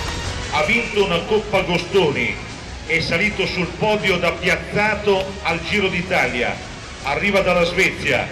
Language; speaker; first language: Italian; native; Italian